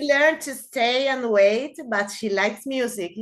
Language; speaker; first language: English; non-native, learner; Spanish